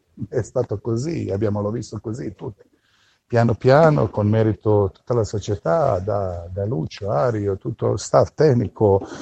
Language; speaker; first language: Italian; non-native, fluent; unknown